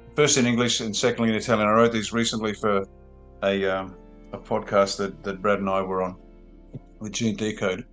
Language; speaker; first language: English; native; English